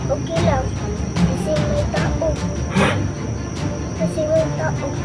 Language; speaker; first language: Filipino; non-native, local second language; Cebuano